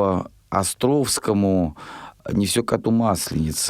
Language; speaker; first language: Russian; native; Russian